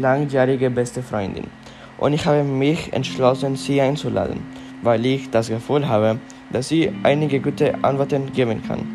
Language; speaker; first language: German; non-native, learner; Spanish